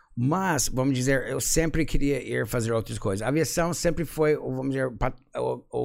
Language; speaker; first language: Portuguese; non-native, fluent; English